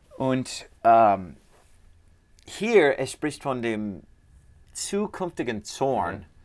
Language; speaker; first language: German; non-native, learner; English